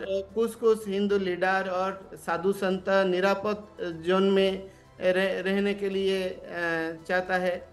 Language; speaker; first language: Hindi; non-native, learner; Bangla